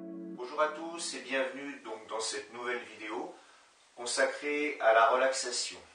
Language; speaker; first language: French; native; French